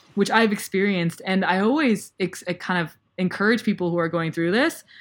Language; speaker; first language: English; native; English